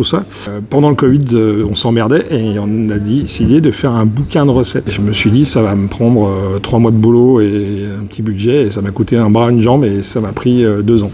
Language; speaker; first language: French; native; French